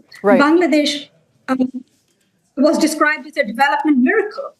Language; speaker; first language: English; non-native, local second language; Bangla